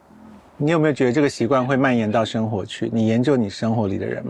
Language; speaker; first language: Chinese; native; Chinese